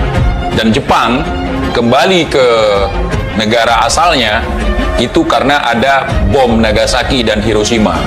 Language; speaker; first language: Indonesian; native; Indonesian